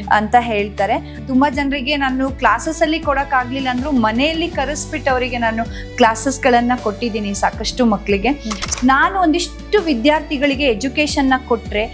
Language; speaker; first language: Kannada; native; Kannada